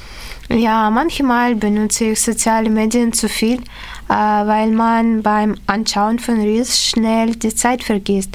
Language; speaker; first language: German; non-native, learner; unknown